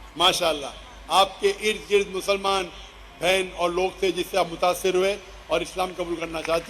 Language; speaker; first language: Hindi; non-native, local second language; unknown